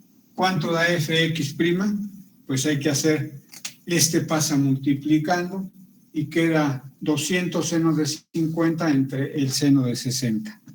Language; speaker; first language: Spanish; native; Spanish